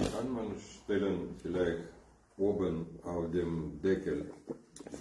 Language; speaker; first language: German; non-native, learner; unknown